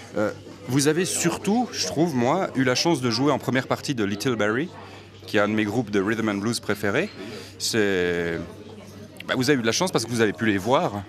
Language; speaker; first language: French; native; French